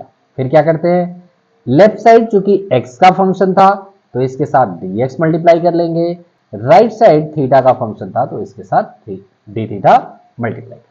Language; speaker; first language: Hindi; native; Hindi